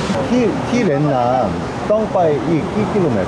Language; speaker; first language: Thai; non-native, fluent; Korean